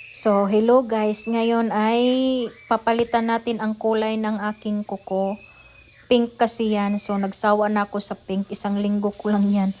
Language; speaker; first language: Filipino; non-native, local second language; Cebuano